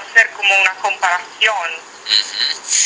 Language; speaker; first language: Spanish; non-native, learner; Italian